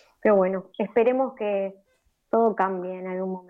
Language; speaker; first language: Spanish; native; Spanish